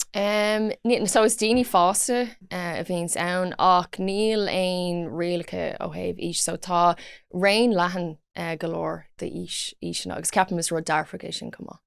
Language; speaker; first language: Irish; non-native, local second language; English